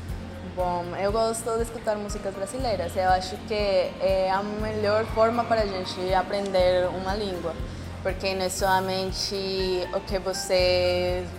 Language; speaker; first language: Portuguese; non-native, fluent; Spanish